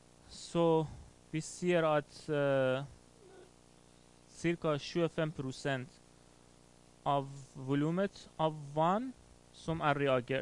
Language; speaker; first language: Norwegian; non-native, fluent; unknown